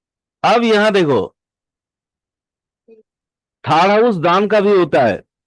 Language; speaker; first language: Hindi; native; Hindi